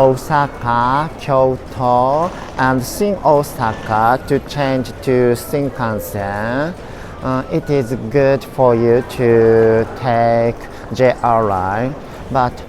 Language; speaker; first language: English; non-native, learner; Japanese